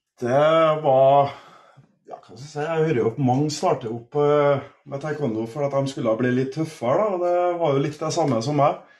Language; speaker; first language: Norwegian; native; Norwegian